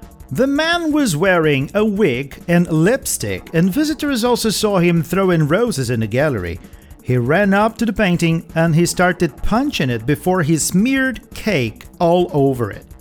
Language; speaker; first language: English; non-native, fluent; Portuguese